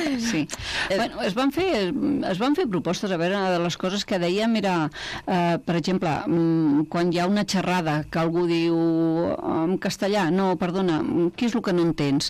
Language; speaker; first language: Catalan; native; Catalan